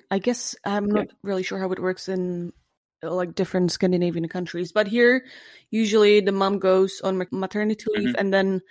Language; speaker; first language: English; non-native, fluent; Czech